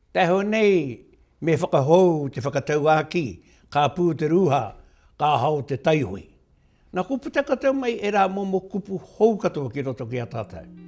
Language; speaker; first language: Māori; native; Māori